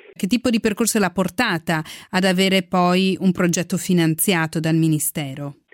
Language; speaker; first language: Italian; native; Italian